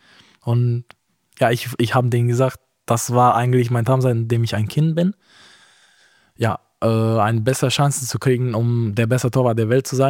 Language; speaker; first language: German; non-native, fluent; Romanian